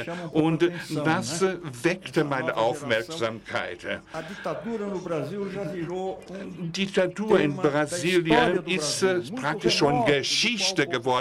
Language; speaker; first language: German; non-native, fluent; Portuguese